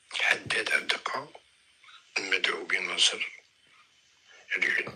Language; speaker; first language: Arabic; native; Arabic